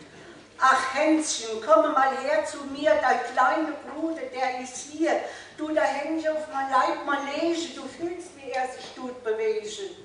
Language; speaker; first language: German; native; German